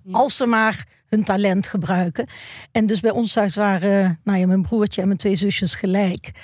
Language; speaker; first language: Dutch; native; Dutch